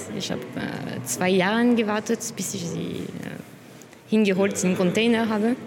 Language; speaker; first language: German; non-native, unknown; French